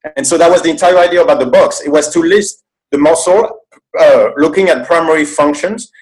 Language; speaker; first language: English; non-native, fluent; French